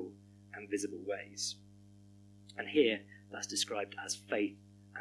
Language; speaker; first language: English; native; English